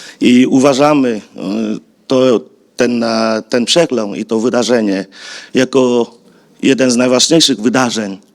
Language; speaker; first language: Polish; non-native, fluent; Vietnamese